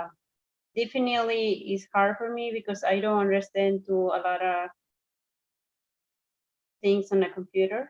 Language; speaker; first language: English; non-native, learner; Spanish